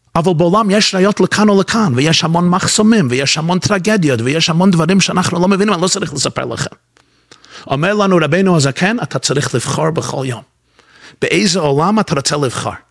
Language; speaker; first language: Hebrew; non-native, fluent; English